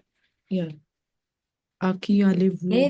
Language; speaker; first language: French; non-native, learner; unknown